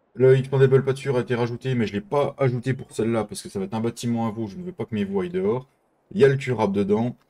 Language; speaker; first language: French; native; French